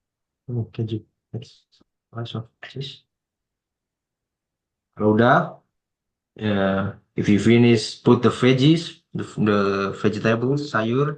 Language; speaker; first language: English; non-native, fluent; Indonesian